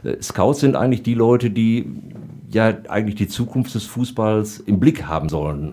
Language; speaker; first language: German; native; German